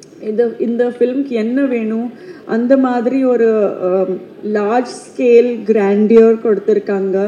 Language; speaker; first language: Tamil; non-native, fluent; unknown